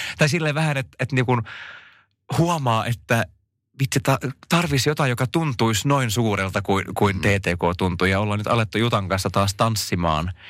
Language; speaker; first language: Finnish; non-native, local second language; Swedish